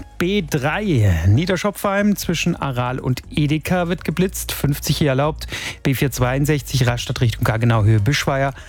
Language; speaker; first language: German; native; German